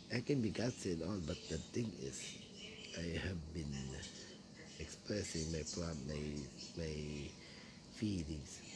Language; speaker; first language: English; non-native, local second language; Filipino